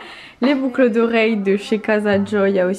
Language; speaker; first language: French; native; French